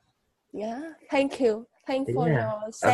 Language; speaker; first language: English; non-native, learner; Vietnamese